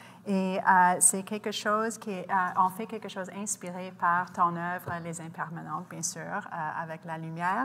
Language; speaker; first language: French; non-native, local second language; English